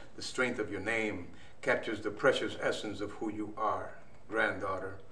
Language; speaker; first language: English; native; English